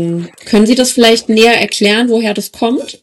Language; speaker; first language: German; native; German